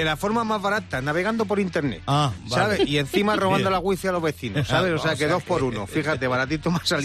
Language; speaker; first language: Spanish; native; Spanish